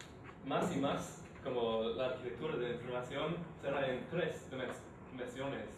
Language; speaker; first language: Spanish; non-native, learner; English